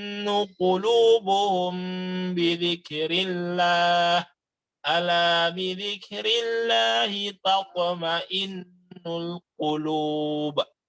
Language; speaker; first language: Arabic; non-native, fluent; Indonesian